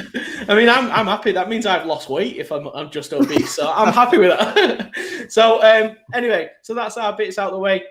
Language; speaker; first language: English; native; English